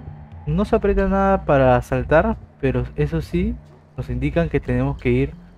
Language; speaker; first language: Spanish; native; Spanish